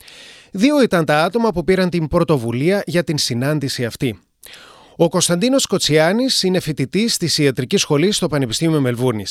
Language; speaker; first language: Greek; native; Greek